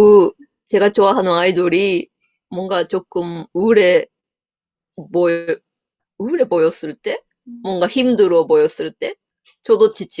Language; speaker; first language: Korean; non-native, fluent; Japanese